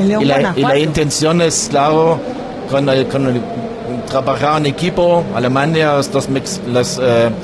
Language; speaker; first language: Spanish; non-native, learner; German